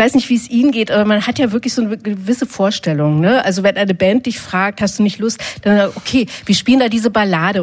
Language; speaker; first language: German; native; German